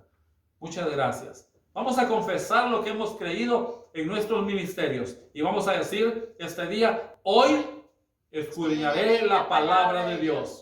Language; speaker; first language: Spanish; native; Spanish